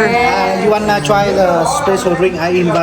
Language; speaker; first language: English; non-native, learner; Vietnamese